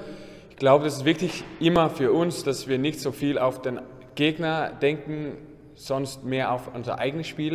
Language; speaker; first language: German; non-native, learner; English